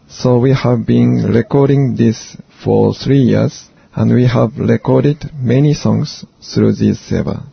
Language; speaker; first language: English; non-native, fluent; Japanese